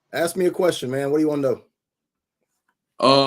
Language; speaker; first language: English; native; English